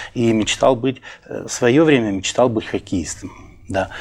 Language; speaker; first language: Russian; native; Russian